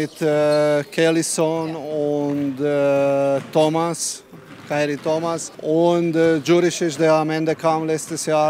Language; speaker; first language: German; non-native, fluent; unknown